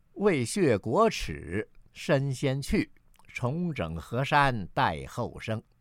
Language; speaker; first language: Chinese; native; Chinese